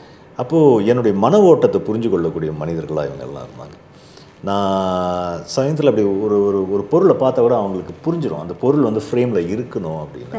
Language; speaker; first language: Tamil; native; Tamil